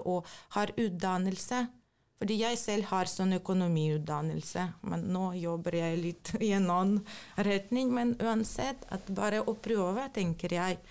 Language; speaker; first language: Norwegian; non-native, fluent; Ukrainian